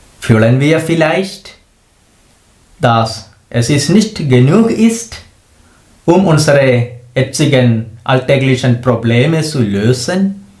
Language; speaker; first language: German; non-native, fluent; Malayalam